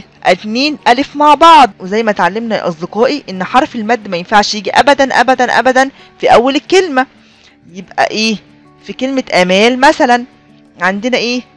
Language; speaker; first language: Arabic; native; Arabic